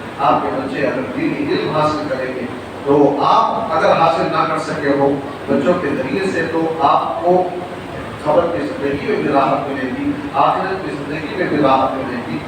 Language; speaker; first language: Urdu; native; Urdu